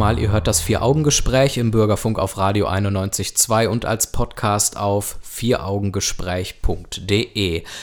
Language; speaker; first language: German; native; German